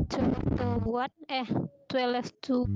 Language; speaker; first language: English; non-native, learner; Indonesian